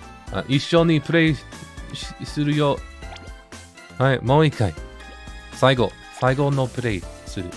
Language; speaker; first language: Japanese; non-native, learner; English